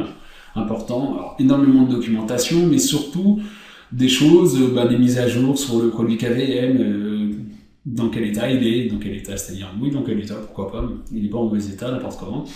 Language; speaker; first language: French; native; French